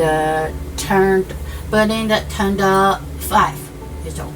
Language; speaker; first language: English; non-native, learner; Chinese